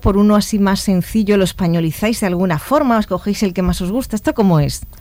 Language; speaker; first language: Spanish; native; Spanish